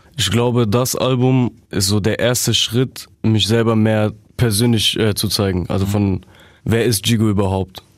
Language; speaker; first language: German; native; German